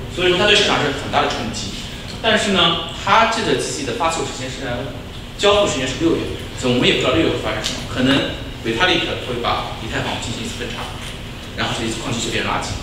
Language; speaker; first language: Chinese; native; Chinese